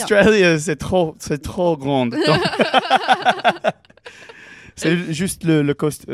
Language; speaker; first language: French; non-native, learner; English